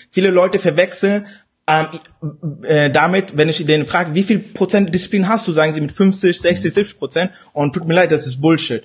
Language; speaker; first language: German; early bilingual, other home language; Urdu